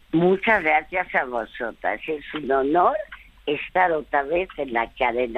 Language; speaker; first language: Spanish; early bilingual, other home language; French